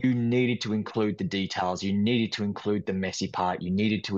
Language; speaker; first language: English; native; English